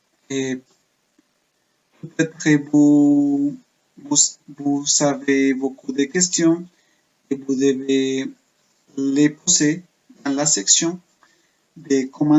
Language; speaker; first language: French; non-native, fluent; Spanish